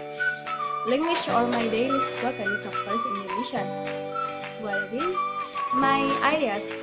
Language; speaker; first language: English; non-native, learner; Indonesian